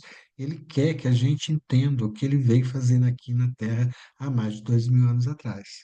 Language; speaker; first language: Portuguese; native; Portuguese